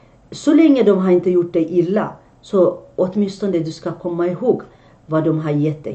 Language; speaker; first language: Swedish; non-native, fluent; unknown